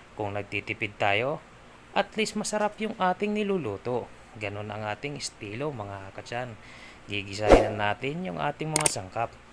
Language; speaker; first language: Filipino; native; Filipino